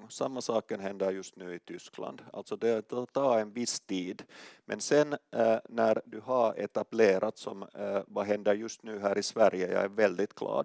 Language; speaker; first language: Swedish; non-native, local second language; Finnish